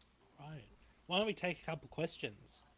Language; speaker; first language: English; native; English